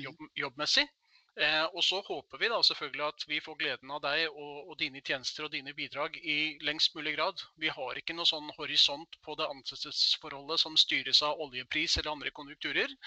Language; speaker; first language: Norwegian; native; Norwegian